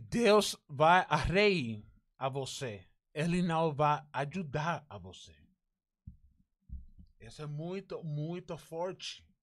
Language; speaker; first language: Portuguese; non-native, learner; Spanish